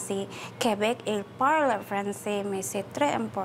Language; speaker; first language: French; non-native, learner; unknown